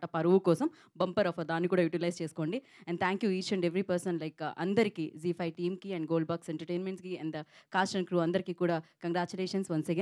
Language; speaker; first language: Telugu; native; Telugu